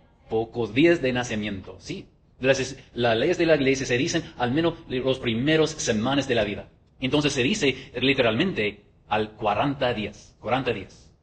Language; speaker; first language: Spanish; non-native, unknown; English